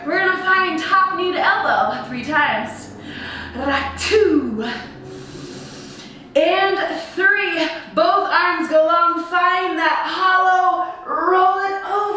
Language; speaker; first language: English; native; English